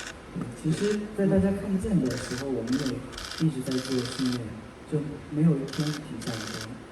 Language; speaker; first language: Chinese; native; Chinese